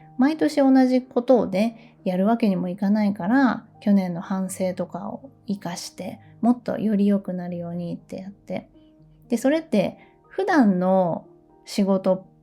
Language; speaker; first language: Japanese; native; Japanese